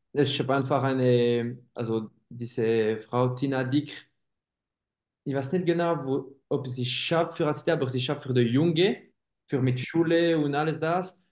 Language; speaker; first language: German; non-native, local second language; French